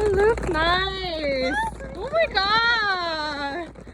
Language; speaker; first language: English; non-native, learner; Korean